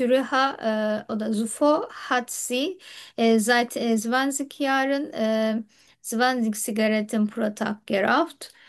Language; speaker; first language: German; non-native, learner; Turkish